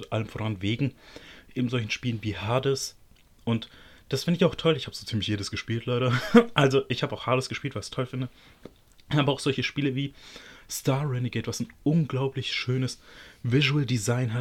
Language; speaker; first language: German; native; German